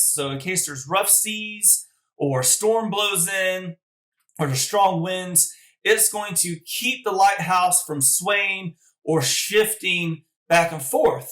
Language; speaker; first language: English; native; English